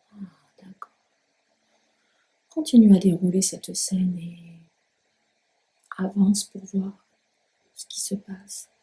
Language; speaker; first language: French; native; French